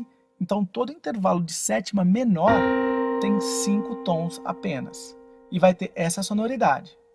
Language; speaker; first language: Portuguese; native; Portuguese